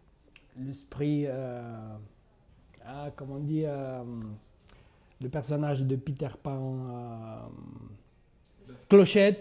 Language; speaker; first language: French; non-native, fluent; Spanish